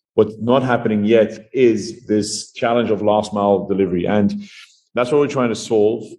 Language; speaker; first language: English; non-native, fluent; Dutch